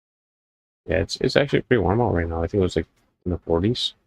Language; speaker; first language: English; native; English